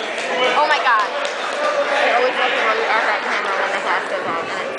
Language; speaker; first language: English; native; English